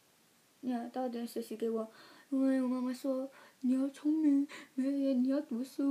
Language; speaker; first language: Chinese; early bilingual, heritage; Chinese